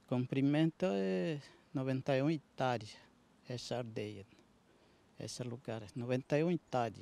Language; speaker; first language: Portuguese; non-native, local second language; Guarani